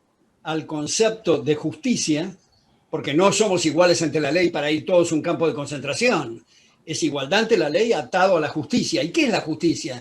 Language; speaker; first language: Spanish; native; Spanish